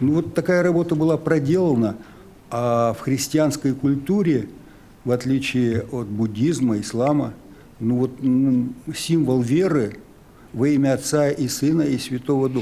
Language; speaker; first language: Russian; native; Russian